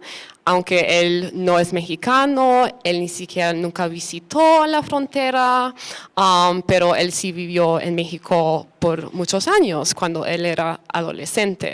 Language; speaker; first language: Spanish; early bilingual, other home language; English